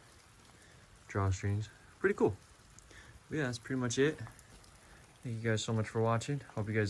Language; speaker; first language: English; native; English